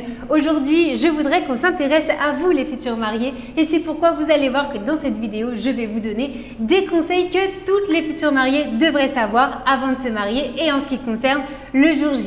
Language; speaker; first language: French; native; French